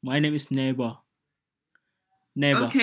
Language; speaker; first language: English; non-native, learner; Indonesian